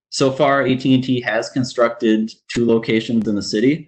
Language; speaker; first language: English; native; English